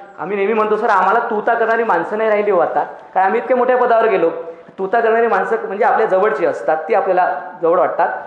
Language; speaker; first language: Marathi; non-native, local second language; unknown